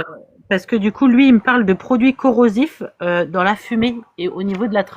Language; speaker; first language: French; native; French